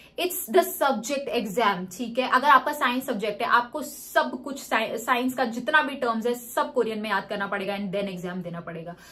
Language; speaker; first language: Hindi; native; Hindi